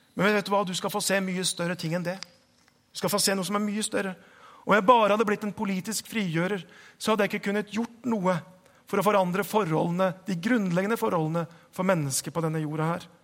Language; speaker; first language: Norwegian; native; Norwegian